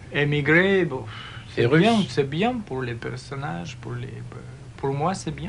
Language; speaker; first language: French; non-native, fluent; Russian